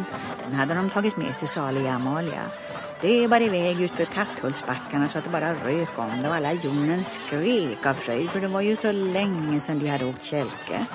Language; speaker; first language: Swedish; native; Swedish